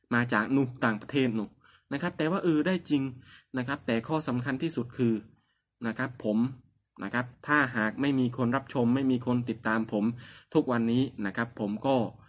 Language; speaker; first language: Thai; non-native, local second language; Northern Khmer